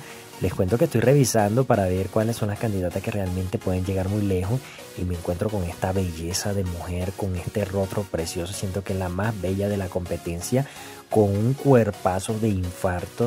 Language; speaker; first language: Spanish; native; Spanish